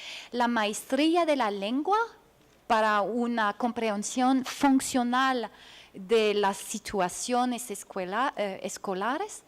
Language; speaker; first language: Spanish; non-native, fluent; French